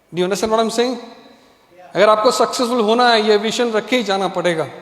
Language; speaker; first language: Hindi; non-native, fluent; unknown